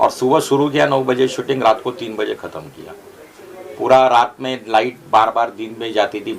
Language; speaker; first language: Hindi; non-native, local second language; Marathi